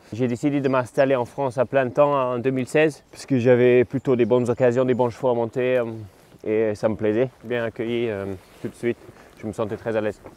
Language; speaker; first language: French; non-native, fluent; English